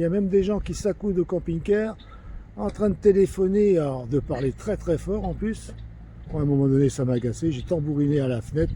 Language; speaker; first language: French; native; French